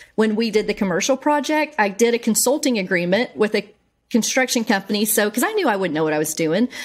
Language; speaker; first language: English; native; English